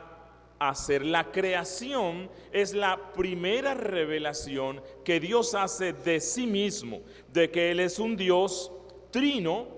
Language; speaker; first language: Spanish; native; Spanish